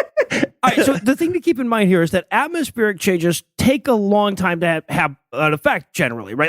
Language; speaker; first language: English; native; English